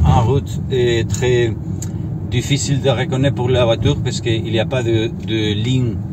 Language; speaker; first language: French; non-native, learner; Spanish